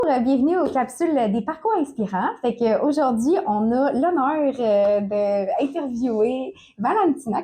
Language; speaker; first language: French; native; French